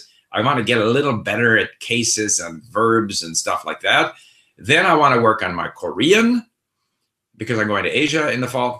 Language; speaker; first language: English; non-native, fluent; Swedish